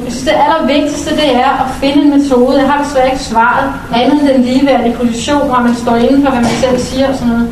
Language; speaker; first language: Danish; native; Danish